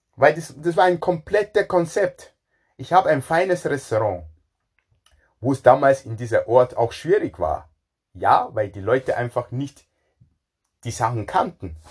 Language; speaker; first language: German; non-native, fluent; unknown